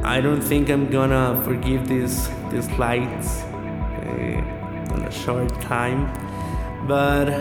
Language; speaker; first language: English; non-native, learner; Spanish